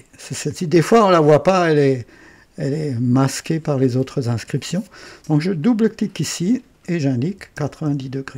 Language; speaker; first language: French; native; French